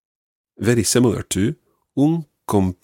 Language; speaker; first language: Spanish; non-native, fluent; English